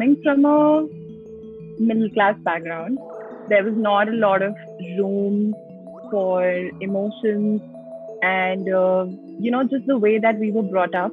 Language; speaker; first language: English; non-native, local second language; Hindi